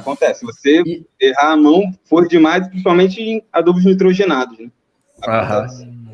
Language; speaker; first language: Portuguese; native; Portuguese